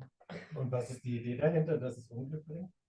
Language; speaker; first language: German; native; German